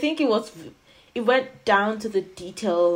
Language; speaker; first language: English; non-native, local second language; Yoruba